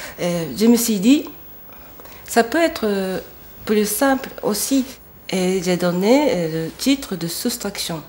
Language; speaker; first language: French; non-native, fluent; Japanese